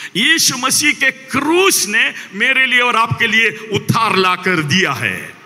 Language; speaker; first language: Hindi; non-native, local second language; Malayalam